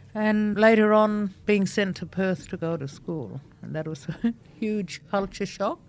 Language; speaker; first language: English; non-native, local second language; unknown